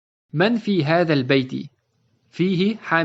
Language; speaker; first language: Arabic; non-native, fluent; English